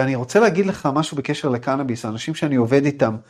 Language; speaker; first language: Hebrew; native; Hebrew